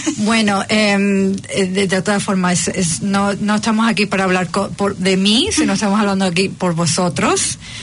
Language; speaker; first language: Spanish; native; Spanish